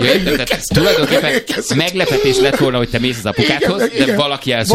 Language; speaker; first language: Hungarian; native; Hungarian